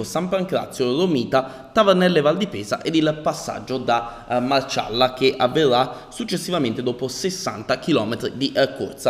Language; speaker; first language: Italian; native; Italian